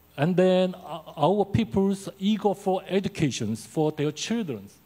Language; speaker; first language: English; non-native, learner; Korean